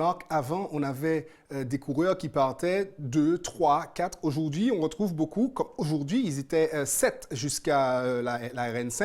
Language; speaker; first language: French; native; French